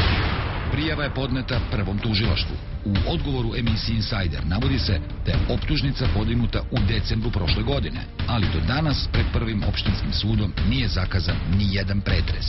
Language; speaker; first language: Serbian; native; Serbian